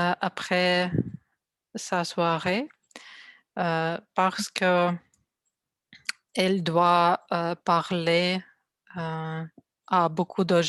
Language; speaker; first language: French; non-native, learner; Russian